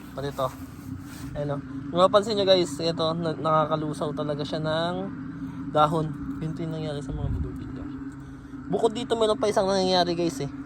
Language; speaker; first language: Filipino; native; Filipino